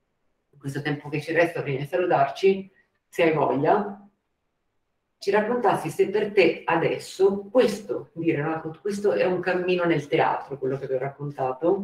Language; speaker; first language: Italian; native; Italian